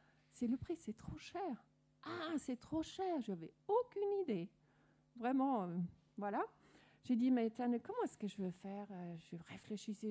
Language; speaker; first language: French; non-native, fluent; Danish